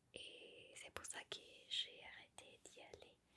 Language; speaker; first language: French; non-native, learner; Spanish